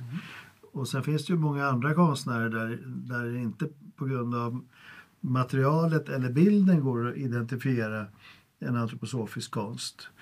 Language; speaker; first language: Swedish; native; Swedish